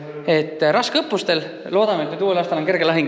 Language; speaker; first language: Estonian; native; Estonian